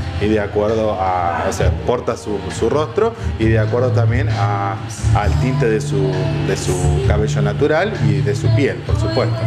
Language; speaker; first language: Spanish; native; Spanish